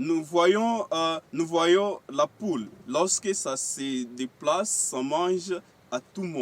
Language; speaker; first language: French; non-native, local second language; Swahili